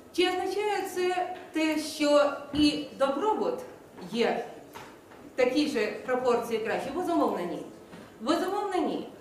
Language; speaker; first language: Ukrainian; native; Ukrainian